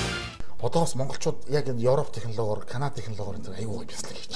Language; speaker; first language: Mongolian; native; Mongolian